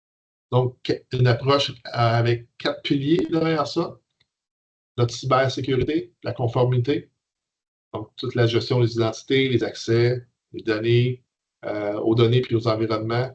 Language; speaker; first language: French; native; French